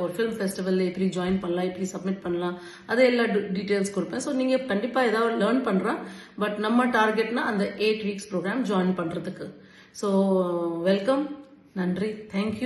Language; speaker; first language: Tamil; non-native, fluent; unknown